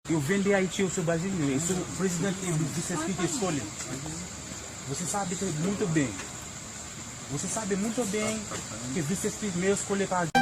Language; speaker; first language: Portuguese; non-native, learner; Haitian Creole